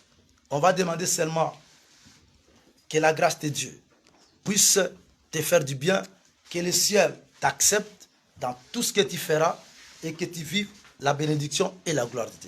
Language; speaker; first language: French; non-native, local second language; Lingala